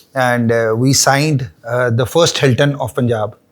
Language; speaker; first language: English; non-native, local second language; Punjabi